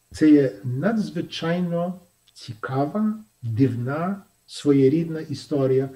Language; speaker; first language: Ukrainian; early bilingual, heritage; Ukrainian